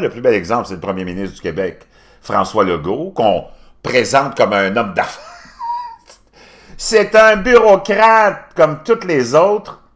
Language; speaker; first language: French; native; French